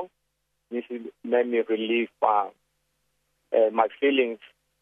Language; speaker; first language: English; non-native, learner; Spanish